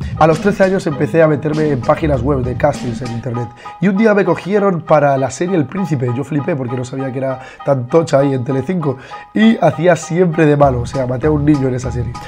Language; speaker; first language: Spanish; early bilingual, other home language; Arabic